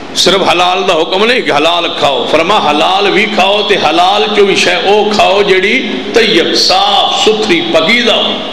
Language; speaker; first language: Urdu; non-native, local second language; Punjabi